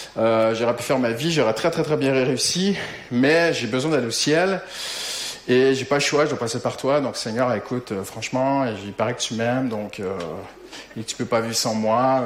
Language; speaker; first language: French; native; French